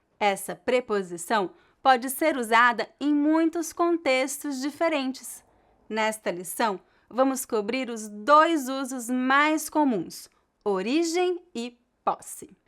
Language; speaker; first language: Portuguese; native; Portuguese